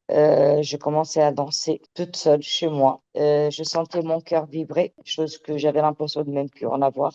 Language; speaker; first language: French; early bilingual, other home language; Portuguese